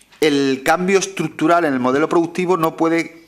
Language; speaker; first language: Spanish; native; Spanish